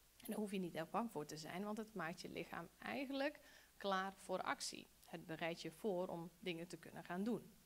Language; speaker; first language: Dutch; early bilingual, other home language; Bosnian